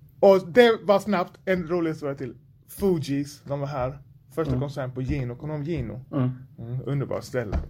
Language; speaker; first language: Swedish; native; Swedish